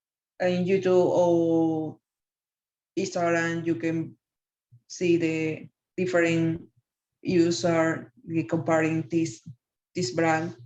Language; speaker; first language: English; non-native, learner; Spanish